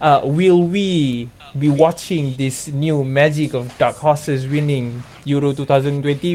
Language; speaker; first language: English; non-native, local second language; Malay